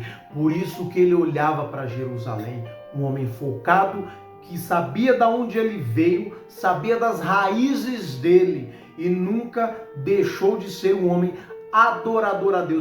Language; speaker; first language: Portuguese; native; Portuguese